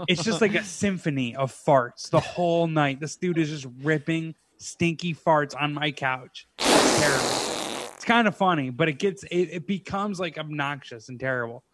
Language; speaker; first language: English; native; English